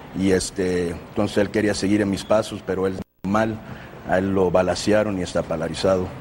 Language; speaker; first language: Spanish; early bilingual, heritage; Spanish